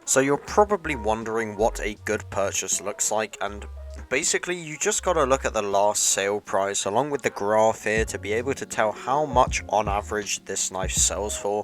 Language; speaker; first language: English; native; English